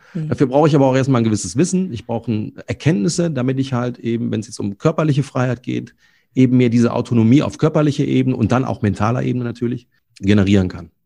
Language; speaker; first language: German; native; German